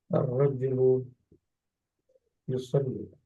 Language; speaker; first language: Arabic; non-native, learner; Indonesian